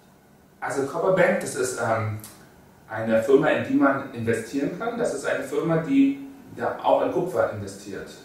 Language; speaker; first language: German; native; German